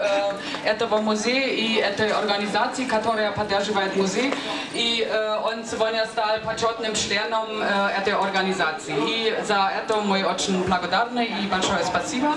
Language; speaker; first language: Russian; non-native, fluent; German